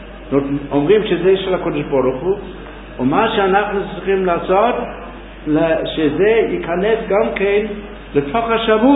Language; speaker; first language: Hebrew; non-native, fluent; English